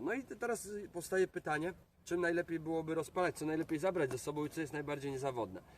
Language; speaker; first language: Polish; native; Polish